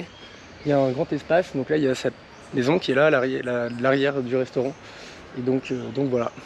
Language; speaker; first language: French; native; French